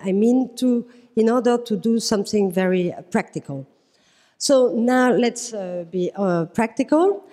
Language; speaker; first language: English; non-native, fluent; French